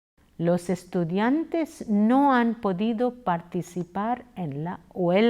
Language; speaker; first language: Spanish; non-native, fluent; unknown